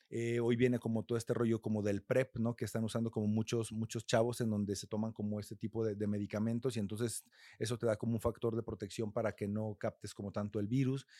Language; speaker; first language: Spanish; native; Spanish